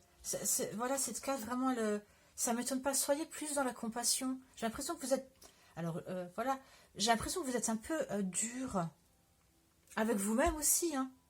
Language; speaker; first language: French; native; French